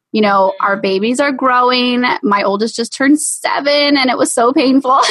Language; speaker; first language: English; native; English